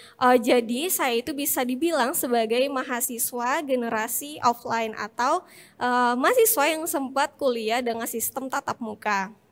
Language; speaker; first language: Indonesian; native; Indonesian